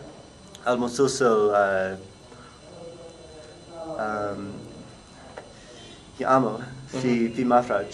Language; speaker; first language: Arabic; non-native, learner; English